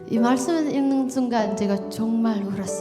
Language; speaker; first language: Korean; non-native, learner; Indonesian